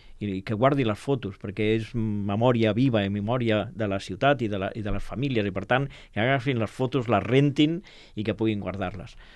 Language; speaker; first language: Catalan; native; Catalan